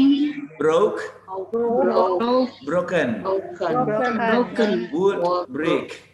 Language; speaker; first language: English; non-native, fluent; Indonesian